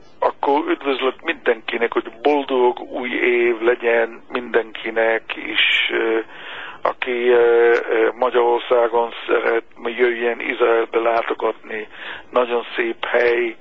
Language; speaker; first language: Hungarian; non-native, fluent; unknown